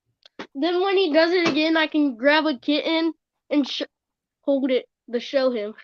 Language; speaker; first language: English; native; English